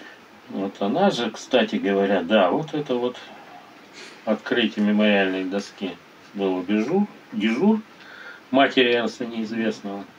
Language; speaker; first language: Russian; native; Russian